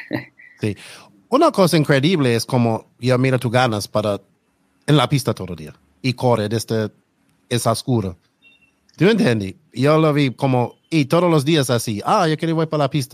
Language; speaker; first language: Spanish; non-native, learner; English